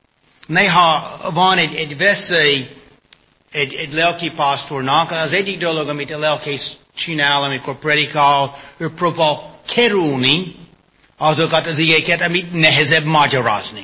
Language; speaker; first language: Hungarian; non-native, fluent; English